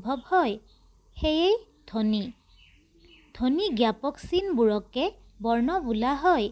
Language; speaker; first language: Assamese; native; Assamese